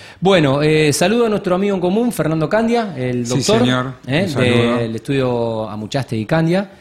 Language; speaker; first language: Spanish; native; Spanish